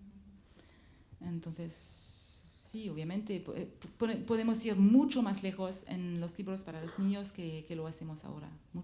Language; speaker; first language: Spanish; non-native, learner; French